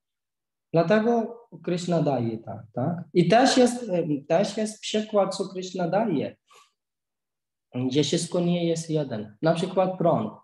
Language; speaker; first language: Polish; non-native, learner; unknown